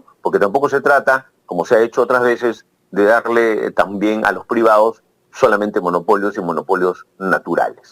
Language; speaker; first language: Spanish; native; Spanish